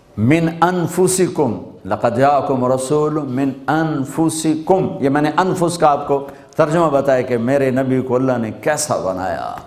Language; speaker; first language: Urdu; non-native, local second language; Punjabi